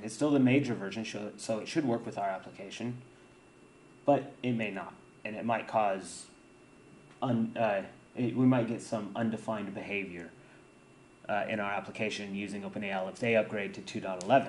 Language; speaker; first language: English; native; English